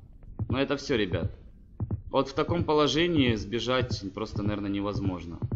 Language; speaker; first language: Russian; native; Russian